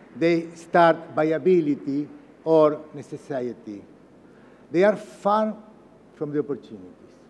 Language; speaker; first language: English; non-native, learner; Spanish